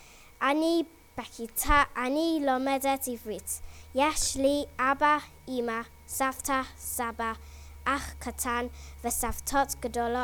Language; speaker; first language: Hebrew; non-native, learner; English